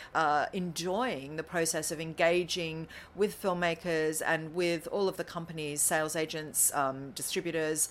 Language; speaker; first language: English; native; English